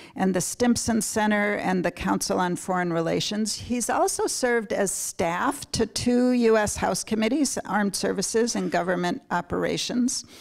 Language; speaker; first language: English; native; English